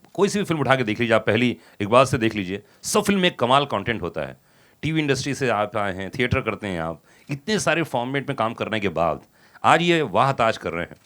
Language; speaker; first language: Hindi; native; Hindi